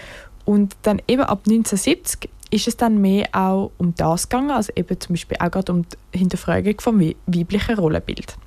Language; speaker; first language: German; native; German